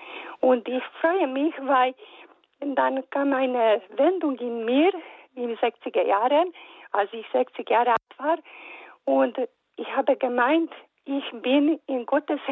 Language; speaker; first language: German; non-native, fluent; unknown